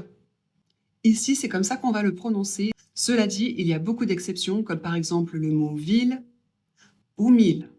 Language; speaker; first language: French; native; French